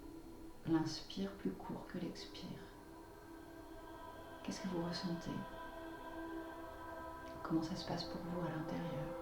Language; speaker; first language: French; native; French